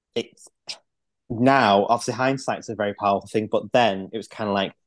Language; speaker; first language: English; native; English